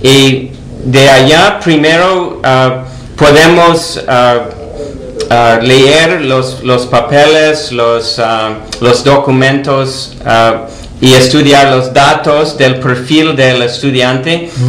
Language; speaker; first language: Spanish; non-native, fluent; English